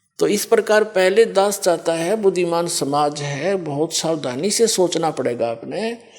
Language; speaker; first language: Hindi; native; Hindi